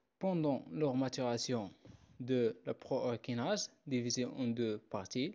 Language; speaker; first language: French; non-native, local second language; Arabic